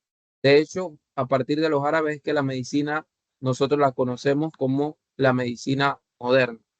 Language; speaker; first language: Spanish; native; Spanish